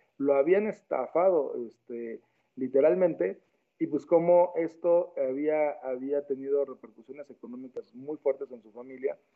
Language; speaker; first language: Spanish; native; Spanish